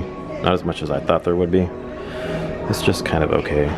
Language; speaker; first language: English; native; English